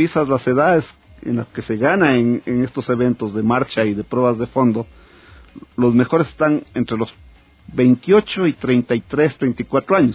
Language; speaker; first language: Spanish; native; Spanish